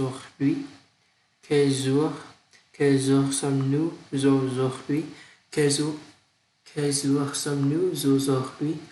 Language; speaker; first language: French; non-native, learner; Vietnamese